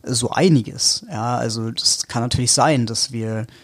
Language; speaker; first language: German; native; German